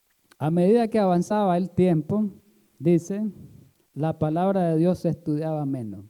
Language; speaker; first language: Spanish; native; Spanish